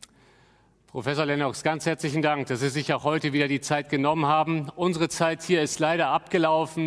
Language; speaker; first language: German; native; German